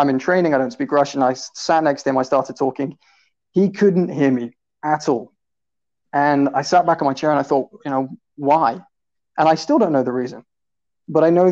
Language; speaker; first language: English; native; English